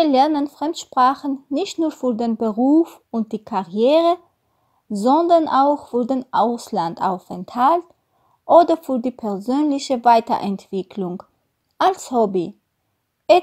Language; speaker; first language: German; non-native, fluent; Armenian